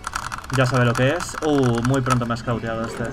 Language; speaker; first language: Spanish; native; Spanish